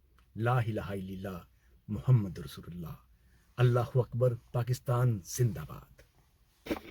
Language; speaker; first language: Urdu; native; Urdu